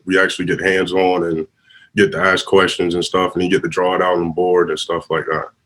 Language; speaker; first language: English; native; English